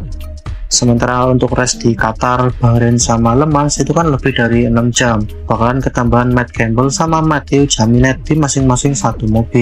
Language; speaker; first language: Indonesian; native; Indonesian